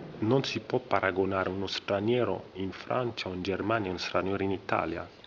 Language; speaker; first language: Italian; non-native, fluent; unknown